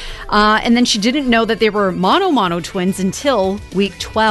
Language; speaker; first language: English; native; English